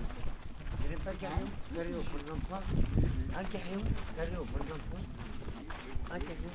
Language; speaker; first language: French; non-native, learner; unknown